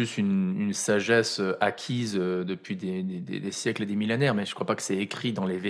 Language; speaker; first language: French; native; French